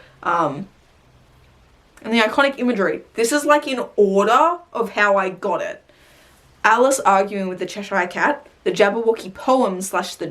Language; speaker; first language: English; native; English